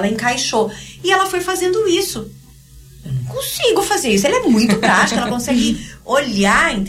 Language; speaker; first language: Portuguese; native; Portuguese